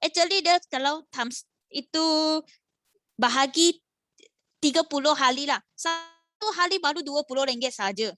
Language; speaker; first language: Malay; non-native, local second language; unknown